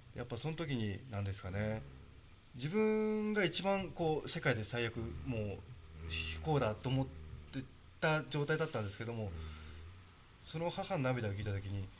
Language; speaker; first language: Japanese; native; Japanese